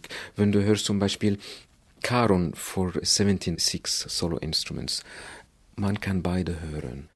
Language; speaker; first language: German; non-native, fluent; Arabic